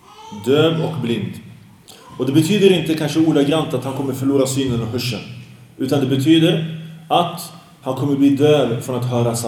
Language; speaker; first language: Swedish; early bilingual, other home language; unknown